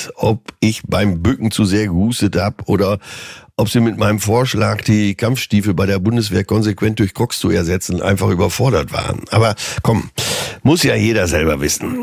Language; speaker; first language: German; native; German